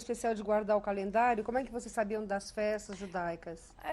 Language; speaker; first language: Portuguese; native; Portuguese